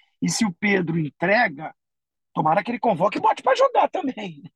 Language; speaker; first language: Portuguese; native; Portuguese